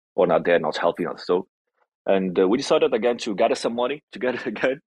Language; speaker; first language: English; non-native, fluent; Italian